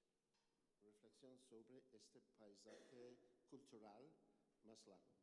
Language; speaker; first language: Spanish; non-native, learner; English